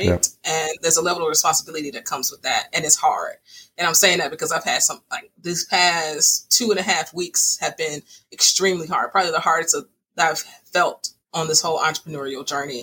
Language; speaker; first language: English; native; English